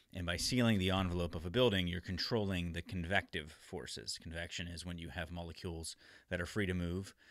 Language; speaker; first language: English; native; English